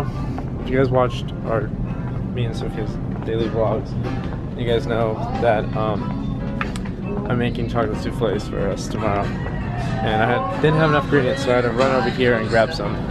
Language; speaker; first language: English; native; English